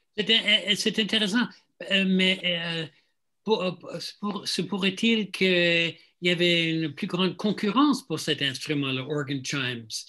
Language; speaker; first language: French; non-native, fluent; English